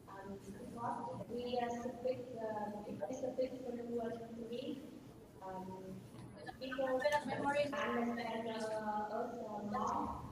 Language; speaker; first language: English; non-native, learner; Vietnamese